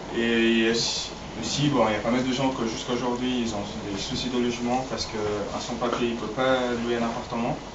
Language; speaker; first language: French; non-native, fluent; Portuguese